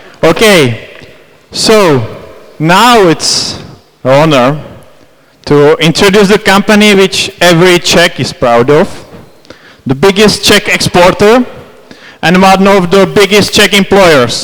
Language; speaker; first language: English; non-native, fluent; Czech